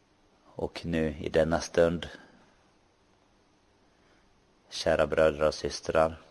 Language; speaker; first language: Swedish; non-native, local second language; Finnish